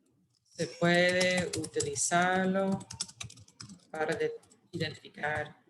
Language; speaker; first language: Spanish; non-native, fluent; English